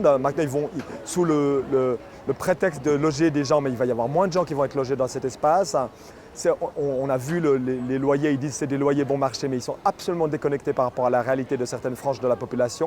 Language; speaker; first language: French; native; French